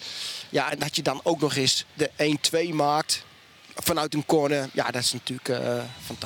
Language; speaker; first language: Dutch; native; Dutch